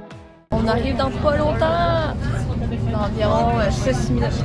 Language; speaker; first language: French; native; French